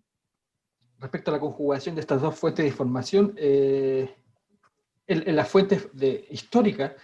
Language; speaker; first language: Spanish; native; Spanish